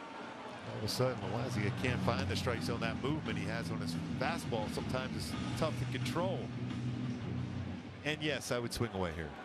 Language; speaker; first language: English; native; English